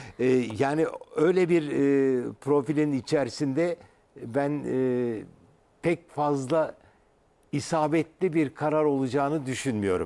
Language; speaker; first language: Turkish; native; Turkish